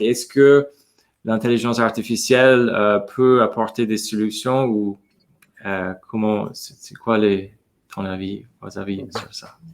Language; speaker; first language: French; non-native, fluent; English